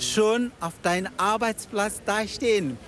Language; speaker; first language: German; non-native, fluent; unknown